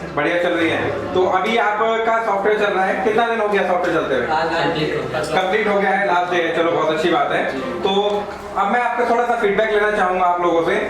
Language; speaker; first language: Hindi; native; Hindi